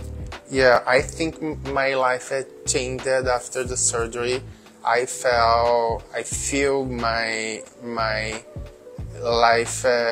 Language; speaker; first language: English; non-native, learner; Portuguese